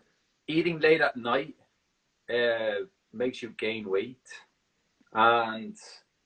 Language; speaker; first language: English; native; English